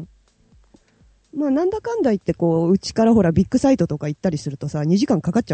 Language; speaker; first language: Japanese; native; Japanese